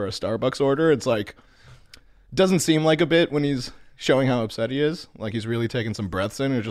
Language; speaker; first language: English; native; English